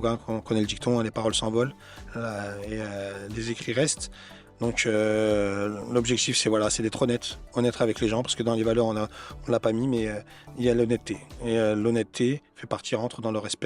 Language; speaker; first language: French; native; French